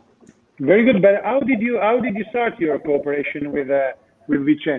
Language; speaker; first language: English; non-native, fluent; Italian